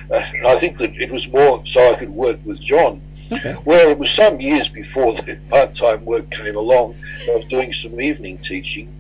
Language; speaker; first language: English; native; English